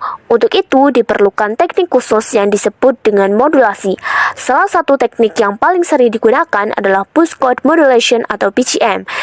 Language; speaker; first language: Indonesian; native; Indonesian